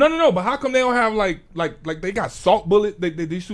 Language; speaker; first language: English; native; English